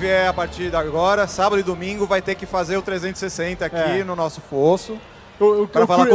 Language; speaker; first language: Portuguese; native; Portuguese